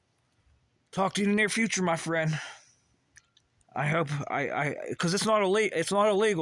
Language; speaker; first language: English; native; English